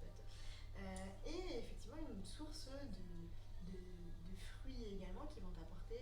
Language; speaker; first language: French; native; French